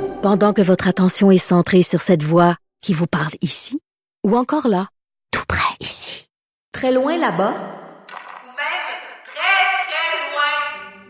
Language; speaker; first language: French; native; French